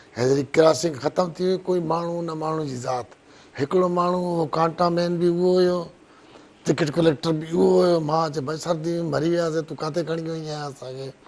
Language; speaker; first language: Sindhi; non-native, local second language; Brahui